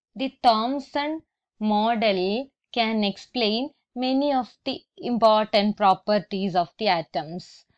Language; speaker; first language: English; non-native, local second language; Malayalam